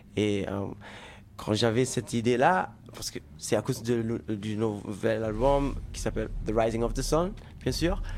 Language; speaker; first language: French; non-native, fluent; German